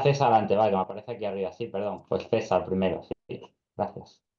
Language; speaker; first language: Spanish; native; Spanish